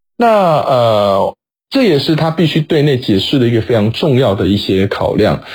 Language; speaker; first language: Chinese; native; Chinese